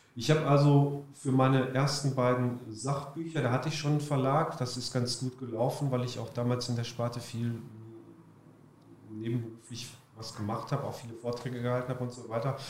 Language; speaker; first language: German; native; German